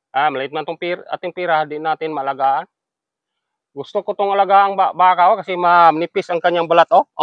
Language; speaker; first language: Filipino; non-native, local second language; Cebuano